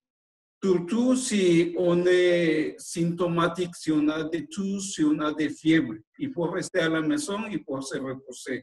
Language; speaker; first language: French; non-native, fluent; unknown